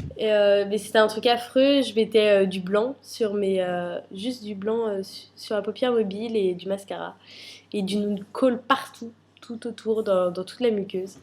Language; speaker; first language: French; early bilingual, other home language; Arabic